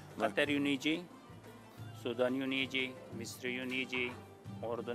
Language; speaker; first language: Arabic; non-native, learner; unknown